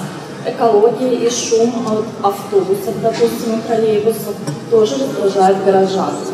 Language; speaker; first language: Russian; native; Russian